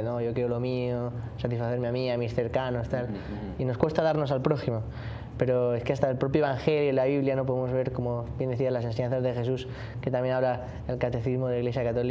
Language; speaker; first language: Spanish; native; Spanish